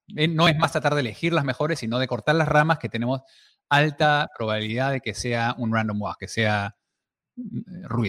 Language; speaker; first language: Spanish; early bilingual, heritage; Spanish